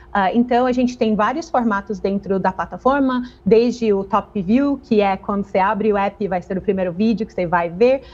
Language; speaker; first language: Portuguese; non-native, fluent; English